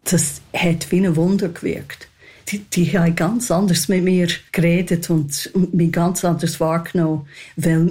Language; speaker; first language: German; non-native, fluent; English